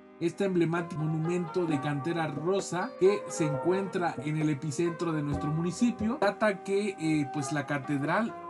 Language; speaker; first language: Spanish; native; Spanish